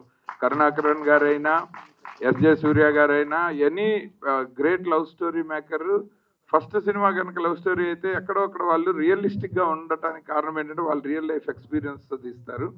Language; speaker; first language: Telugu; native; Telugu